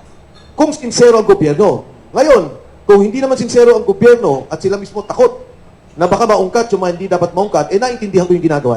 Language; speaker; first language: Filipino; native; Filipino